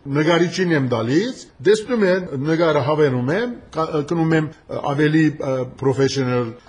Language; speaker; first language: Armenian; early bilingual, heritage; Armenian